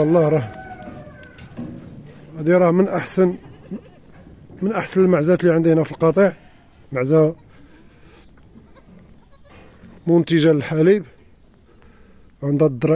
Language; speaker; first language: Arabic; native; Arabic